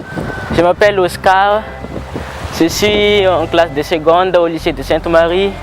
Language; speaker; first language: French; non-native, local second language; Malagasy